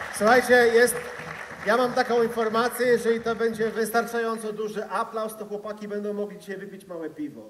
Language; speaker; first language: Polish; native; Polish